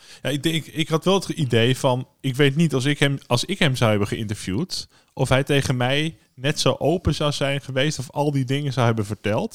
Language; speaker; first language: Dutch; native; Dutch